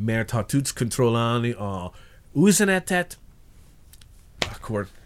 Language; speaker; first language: Hungarian; non-native, learner; English